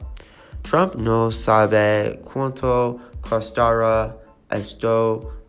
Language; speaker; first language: Spanish; non-native, learner; English